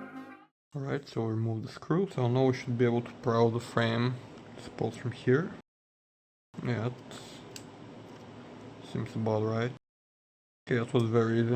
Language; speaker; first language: English; non-native, fluent; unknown